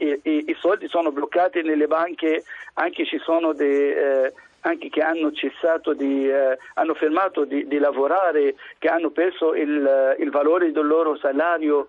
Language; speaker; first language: Italian; non-native, fluent; Arabic